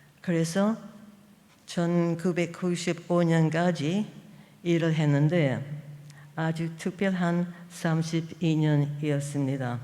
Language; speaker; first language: Korean; non-native, fluent; English